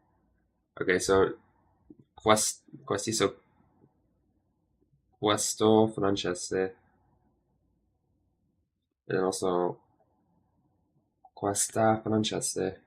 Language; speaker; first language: Italian; non-native, learner; English